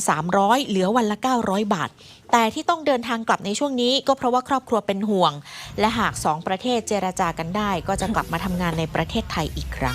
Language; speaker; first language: Thai; native; Thai